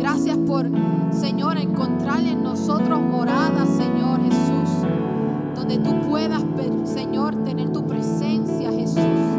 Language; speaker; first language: Spanish; native; Spanish